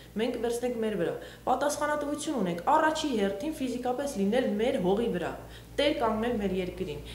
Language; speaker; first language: Armenian; early bilingual, heritage; Armenian